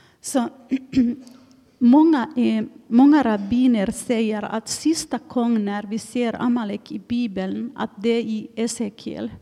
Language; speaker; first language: Swedish; non-native, fluent; Finnish